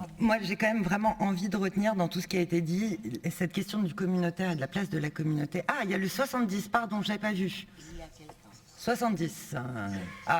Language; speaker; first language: French; native; French